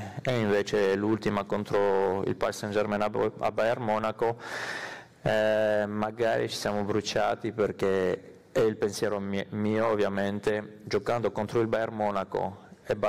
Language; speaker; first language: Italian; non-native, fluent; Armenian